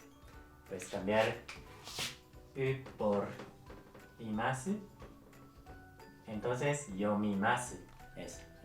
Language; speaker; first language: Spanish; non-native, fluent; Japanese